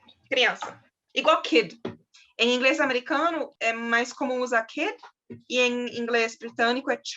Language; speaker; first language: Portuguese; non-native, fluent; German